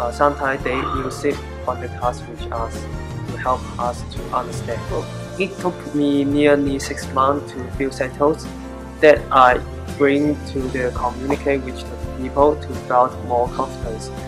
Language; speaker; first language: English; non-native, learner; Chinese